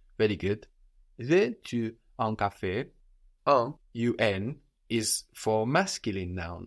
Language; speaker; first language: French; non-native, fluent; English